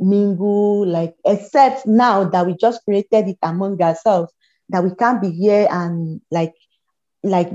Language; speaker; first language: English; non-native, local second language; Yoruba